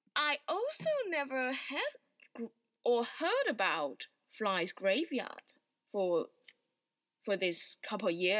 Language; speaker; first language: English; non-native, fluent; Chinese